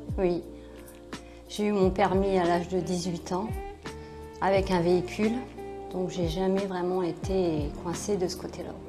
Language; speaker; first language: French; native; French